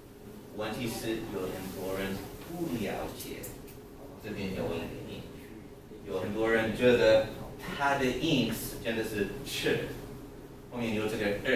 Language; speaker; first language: Chinese; non-native, learner; English